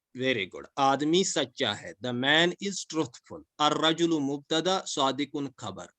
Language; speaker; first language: Urdu; non-native, local second language; Kashmiri